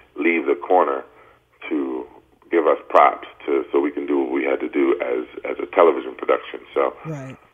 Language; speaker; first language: English; native; English